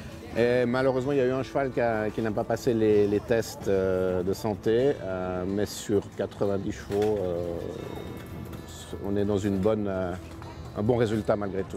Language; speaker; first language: French; native; French